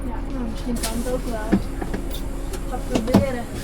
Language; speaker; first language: Dutch; native; Dutch